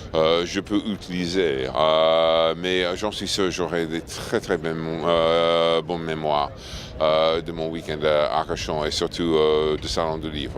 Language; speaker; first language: French; non-native, fluent; English